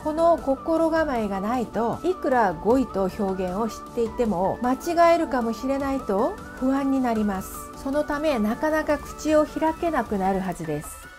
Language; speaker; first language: Japanese; non-native, fluent; Korean